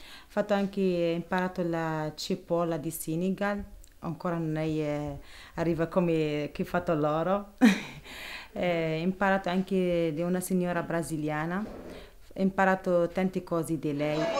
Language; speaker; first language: Italian; non-native, learner; Arabic